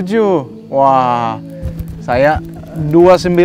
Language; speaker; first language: Indonesian; non-native, learner; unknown